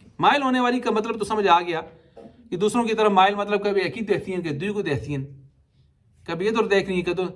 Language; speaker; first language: Urdu; non-native, local second language; Punjabi